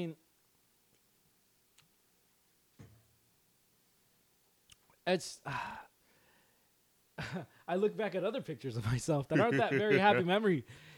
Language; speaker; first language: English; early bilingual, other home language; Spanish